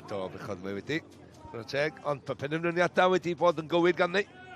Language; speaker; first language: Welsh; native; Welsh